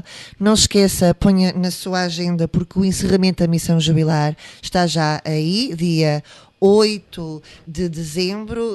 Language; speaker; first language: Portuguese; native; Portuguese